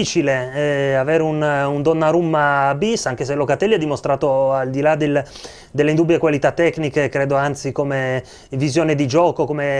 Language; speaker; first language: Italian; native; Italian